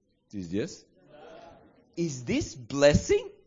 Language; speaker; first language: English; non-native, fluent; Swedish